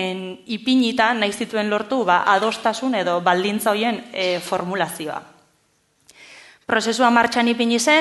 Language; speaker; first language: Basque; native; Basque